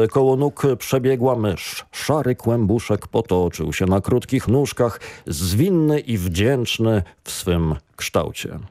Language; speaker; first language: Polish; native; Polish